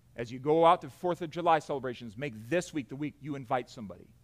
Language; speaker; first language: English; native; English